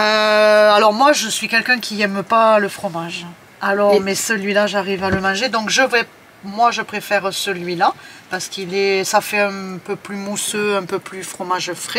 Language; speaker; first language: French; native; French